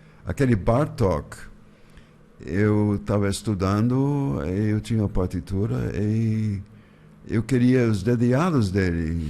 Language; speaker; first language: Portuguese; non-native, fluent; English